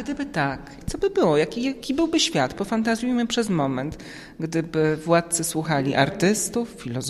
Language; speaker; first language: Polish; native; Polish